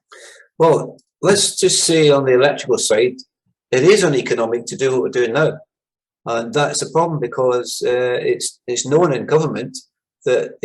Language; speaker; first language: English; native; English